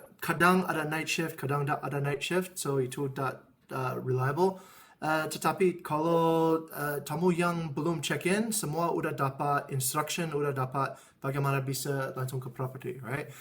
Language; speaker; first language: Indonesian; non-native, fluent; English